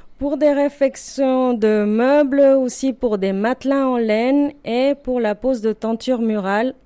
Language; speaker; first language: French; non-native, fluent; Spanish